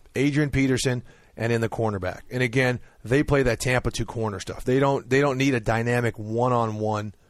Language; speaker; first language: English; native; English